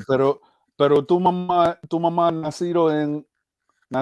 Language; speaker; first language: Spanish; early bilingual, heritage; English